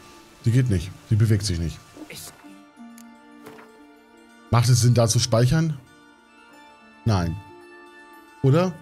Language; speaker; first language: German; native; German